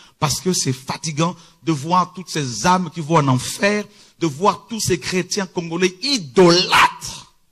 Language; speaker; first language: French; early bilingual, other home language; Lingala